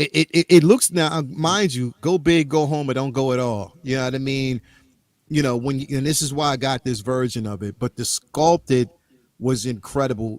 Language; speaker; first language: English; native; English